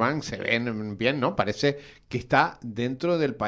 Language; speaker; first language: Spanish; native; Spanish